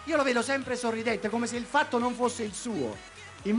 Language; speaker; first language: Italian; native; Italian